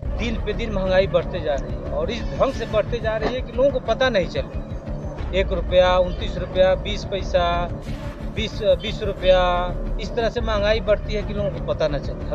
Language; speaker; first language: Hindi; native; Hindi